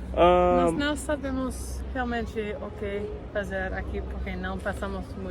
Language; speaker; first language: Portuguese; non-native, learner; English